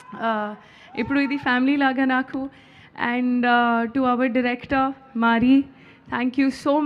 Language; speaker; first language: Telugu; non-native, learner; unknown